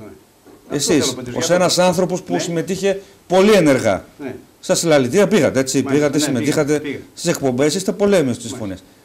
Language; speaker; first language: Greek; native; Greek